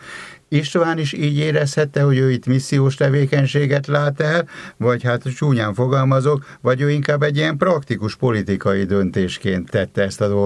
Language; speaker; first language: Hungarian; native; Hungarian